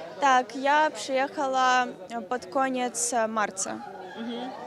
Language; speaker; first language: Polish; non-native, learner; Ukrainian